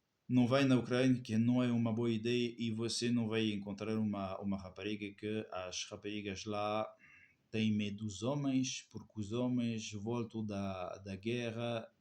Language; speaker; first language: Portuguese; non-native, fluent; French